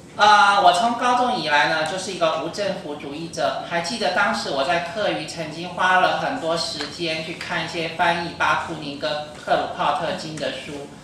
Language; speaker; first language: Chinese; native; Chinese